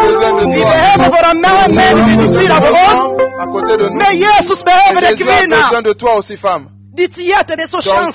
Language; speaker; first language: Swedish; non-native, learner; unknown